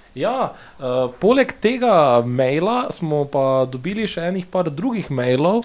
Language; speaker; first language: Slovenian; non-native, local second language; Albanian